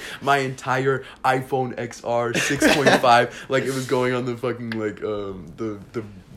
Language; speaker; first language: English; native; English